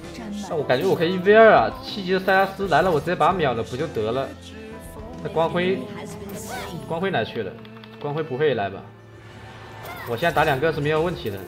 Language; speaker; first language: Chinese; native; Chinese